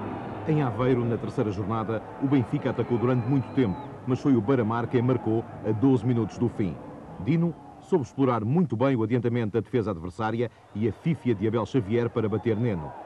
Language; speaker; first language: Portuguese; native; Portuguese